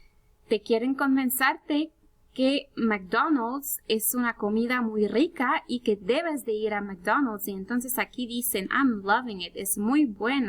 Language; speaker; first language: Spanish; early bilingual, heritage; Spanish